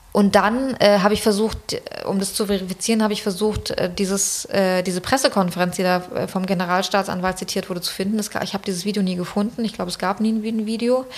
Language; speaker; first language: German; early bilingual, other home language; Persian